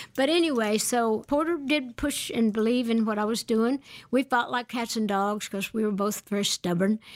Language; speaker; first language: English; native; English